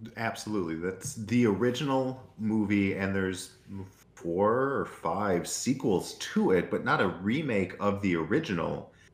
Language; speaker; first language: English; native; English